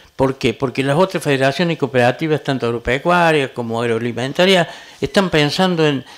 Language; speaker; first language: Spanish; native; Spanish